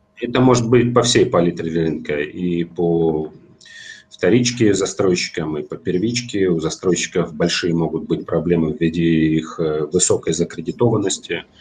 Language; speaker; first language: Russian; native; Russian